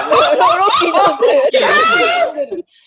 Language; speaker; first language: Japanese; native; Japanese